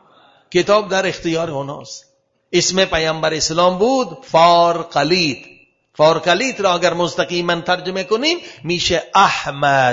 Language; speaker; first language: Persian; non-native, fluent; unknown